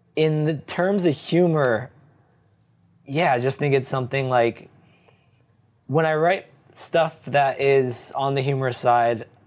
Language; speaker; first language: English; native; English